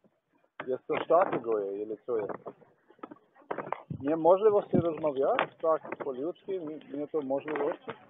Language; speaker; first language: Polish; non-native, learner; Slovenian